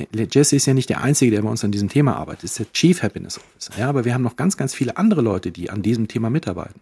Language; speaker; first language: German; native; German